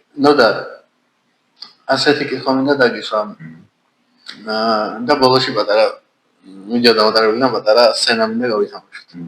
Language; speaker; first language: Georgian; native; Georgian